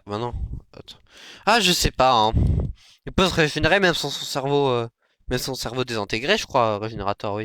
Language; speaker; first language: French; native; French